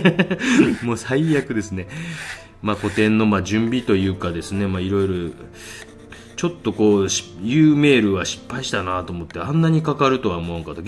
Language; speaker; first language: Japanese; native; Japanese